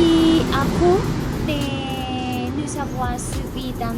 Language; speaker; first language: French; non-native, learner; Spanish